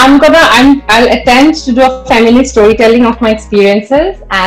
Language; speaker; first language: English; non-native, local second language; Assamese